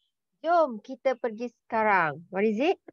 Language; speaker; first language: Indonesian; non-native, fluent; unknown